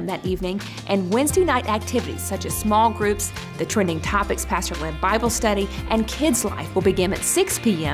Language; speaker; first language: English; native; English